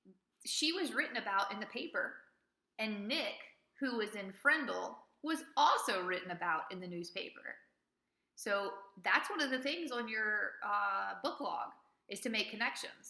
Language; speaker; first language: English; native; English